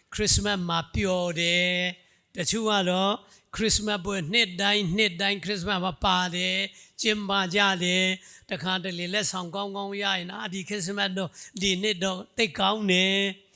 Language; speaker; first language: Burmese; non-native, local second language; Hakha Chin